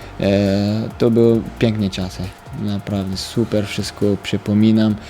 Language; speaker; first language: Polish; early bilingual, heritage; French